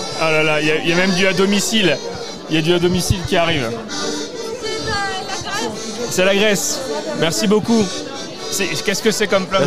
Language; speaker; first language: French; native; French